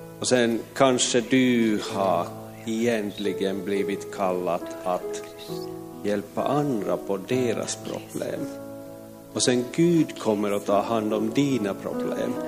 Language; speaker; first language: Swedish; non-native, fluent; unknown